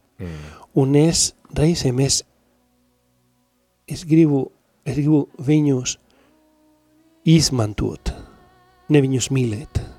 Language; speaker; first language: Latvian; non-native, learner; Spanish